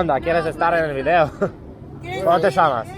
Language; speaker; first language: Spanish; non-native, fluent; Hebrew